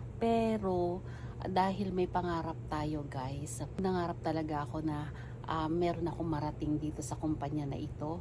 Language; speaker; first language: Filipino; native; Filipino